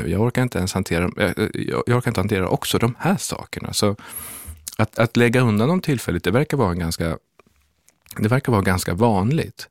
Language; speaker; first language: Swedish; native; Swedish